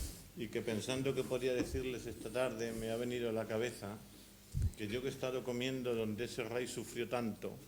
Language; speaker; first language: Spanish; native; Spanish